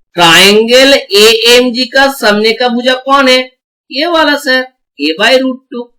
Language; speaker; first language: Hindi; non-native, local second language; Bangla